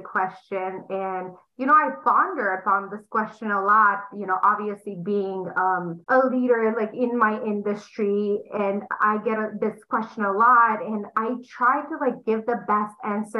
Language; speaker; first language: English; non-native, fluent; Romanian